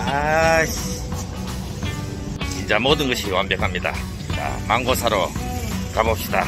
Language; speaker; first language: Korean; native; Korean